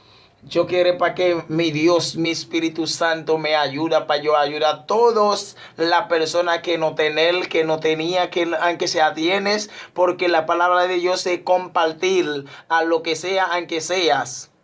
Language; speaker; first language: Spanish; non-native, learner; Haitian Creole